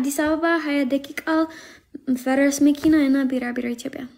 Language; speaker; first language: Amharic; non-native, learner; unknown